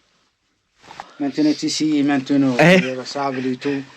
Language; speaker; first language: French; non-native, learner; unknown